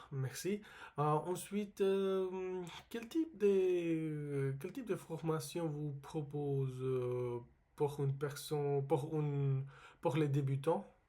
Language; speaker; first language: French; non-native, learner; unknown